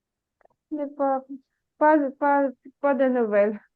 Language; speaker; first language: French; non-native, learner; Ukrainian